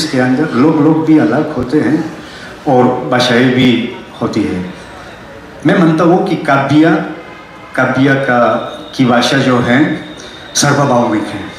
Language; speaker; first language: Hindi; non-native, fluent; Spanish